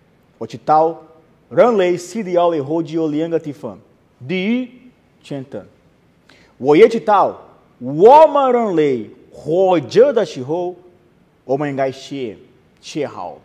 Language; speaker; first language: Chinese; non-native, learner; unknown